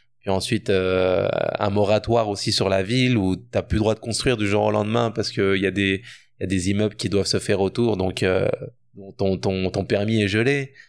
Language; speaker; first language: French; native; French